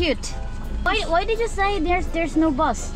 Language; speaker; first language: English; non-native, learner; Korean